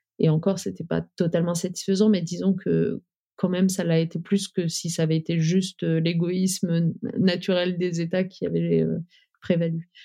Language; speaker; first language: French; early bilingual, other home language; Riffian